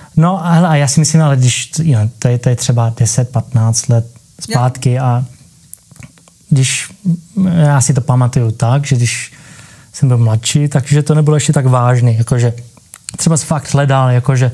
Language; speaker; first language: Czech; early bilingual, heritage; Czech